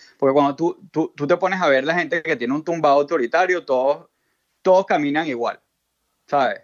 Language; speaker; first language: Spanish; native; Spanish